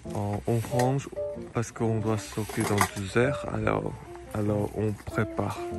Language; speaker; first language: French; non-native, fluent; Korean